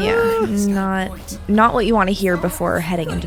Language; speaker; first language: English; native; English